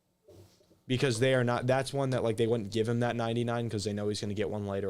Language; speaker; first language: English; native; English